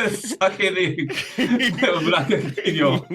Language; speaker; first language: Japanese; non-native, learner; English